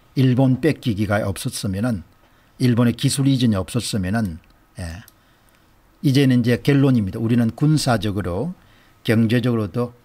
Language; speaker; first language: Korean; native; Korean